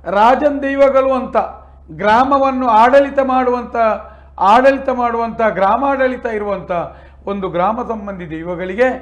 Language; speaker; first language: Kannada; non-native, local second language; Tulu